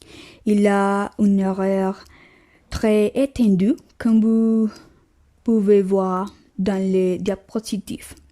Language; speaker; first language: French; non-native, learner; Spanish